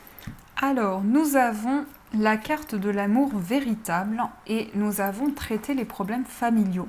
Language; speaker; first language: French; native; French